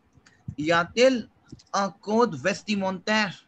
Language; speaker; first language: French; non-native, fluent; Hindi